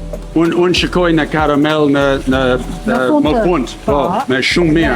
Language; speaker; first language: Albanian; non-native, learner; English